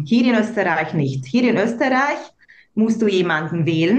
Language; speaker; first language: German; non-native, local second language; Hungarian